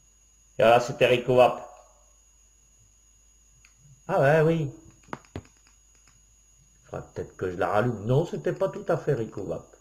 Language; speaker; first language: French; native; French